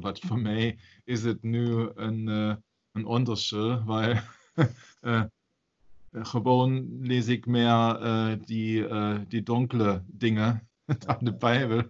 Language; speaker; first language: Dutch; non-native, learner; German